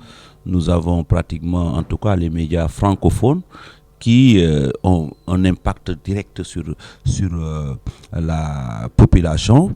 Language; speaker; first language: French; non-native, local second language; Wolof